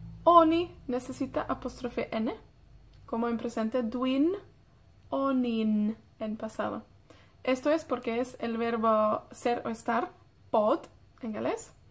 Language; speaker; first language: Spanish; non-native, fluent; Welsh